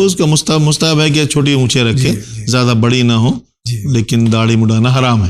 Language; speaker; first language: Urdu; native; Urdu